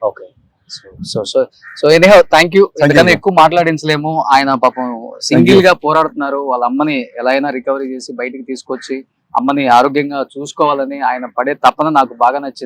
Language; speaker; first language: Telugu; native; Telugu